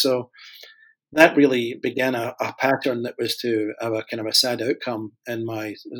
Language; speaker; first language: English; native; English